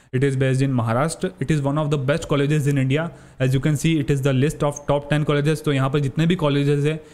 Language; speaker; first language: Hindi; native; Hindi